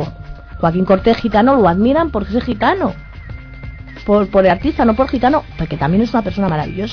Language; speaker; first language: Spanish; native; Spanish